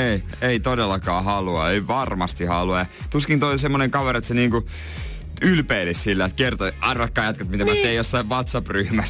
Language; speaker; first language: Finnish; native; Finnish